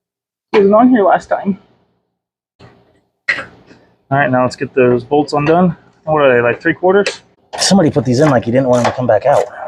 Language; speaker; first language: English; native; English